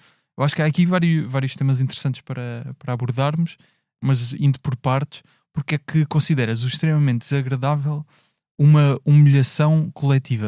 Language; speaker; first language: Portuguese; native; Portuguese